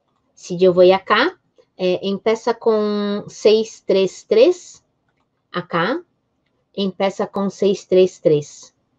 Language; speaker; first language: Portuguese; non-native, fluent; Spanish